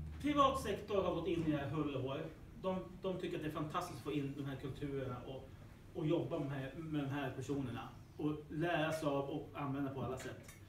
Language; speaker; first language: Swedish; native; Swedish